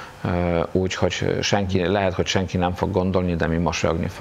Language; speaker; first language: Hungarian; non-native, fluent; Polish